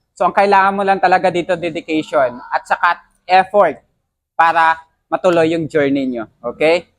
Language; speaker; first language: Filipino; non-native, local second language; Hiligaynon